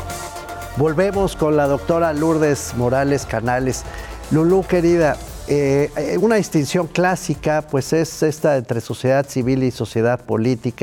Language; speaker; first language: Spanish; native; Spanish